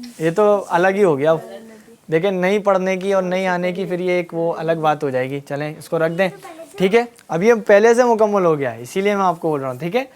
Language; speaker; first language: Urdu; native; Urdu